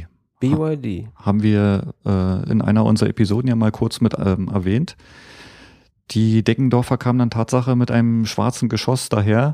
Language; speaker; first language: German; native; German